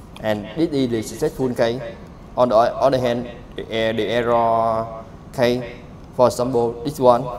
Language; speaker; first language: English; non-native, learner; Vietnamese